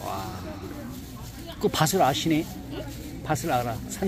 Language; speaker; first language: Korean; native; Korean